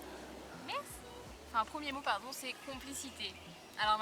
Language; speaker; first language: French; native; French